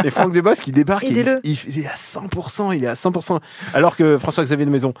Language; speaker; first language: French; native; French